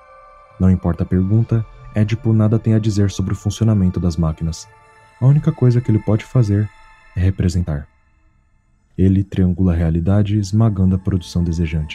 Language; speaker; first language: Portuguese; native; Portuguese